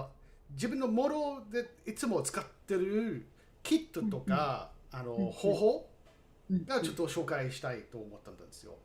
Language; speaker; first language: Japanese; non-native, fluent; English